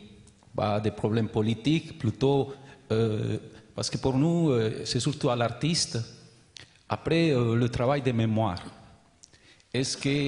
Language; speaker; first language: French; non-native, learner; Spanish